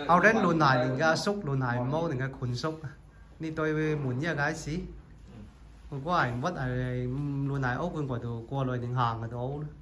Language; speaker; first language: Chinese; native; Chinese